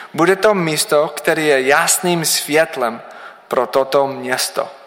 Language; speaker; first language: Czech; non-native, learner; English